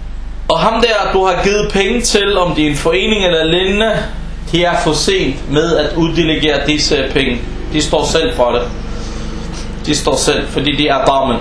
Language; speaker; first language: Danish; early bilingual, other home language; Arabic